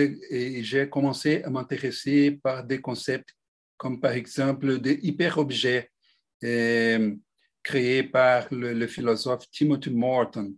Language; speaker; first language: French; non-native, fluent; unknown